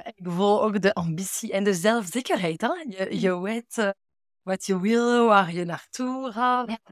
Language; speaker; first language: Dutch; non-native, fluent; French